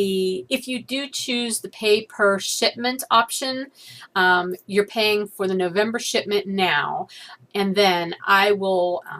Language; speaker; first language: English; native; English